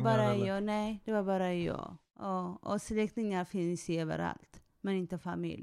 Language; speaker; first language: Swedish; non-native, fluent; Tigrinya